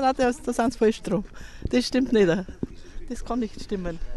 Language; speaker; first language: German; native; German